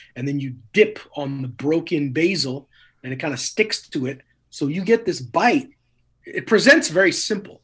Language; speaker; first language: English; native; English